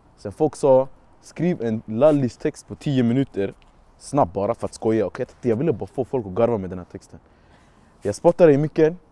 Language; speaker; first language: Swedish; early bilingual, other home language; Amharic